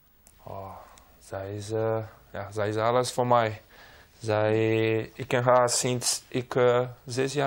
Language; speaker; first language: Dutch; non-native, learner; Portuguese